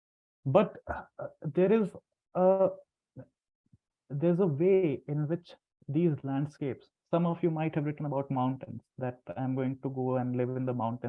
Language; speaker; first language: English; non-native, local second language; Hindi